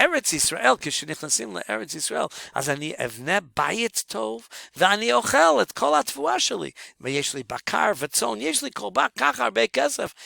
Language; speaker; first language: Hebrew; non-native, fluent; English